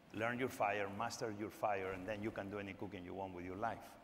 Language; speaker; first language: English; non-native, fluent; Spanish